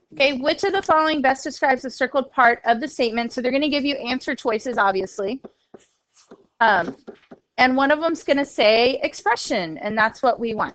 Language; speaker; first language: English; native; English